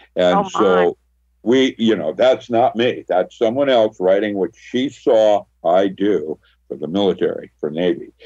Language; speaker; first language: English; early bilingual, other home language; Filipino